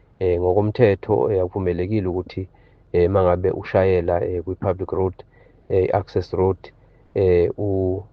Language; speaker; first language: Zulu; native; Zulu